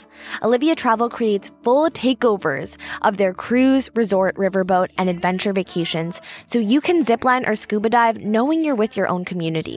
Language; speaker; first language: English; native; English